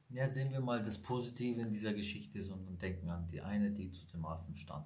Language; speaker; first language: German; early bilingual, other home language; Italian